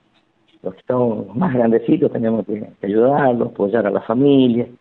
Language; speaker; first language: Spanish; native; Spanish